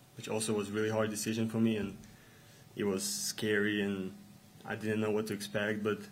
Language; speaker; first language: English; non-native, fluent; Russian